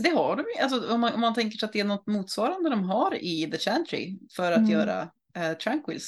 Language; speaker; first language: Swedish; native; Swedish